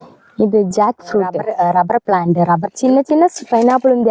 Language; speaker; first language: Telugu; non-native, learner; Malayalam